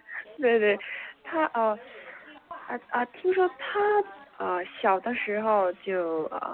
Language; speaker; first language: Chinese; non-native, learner; Korean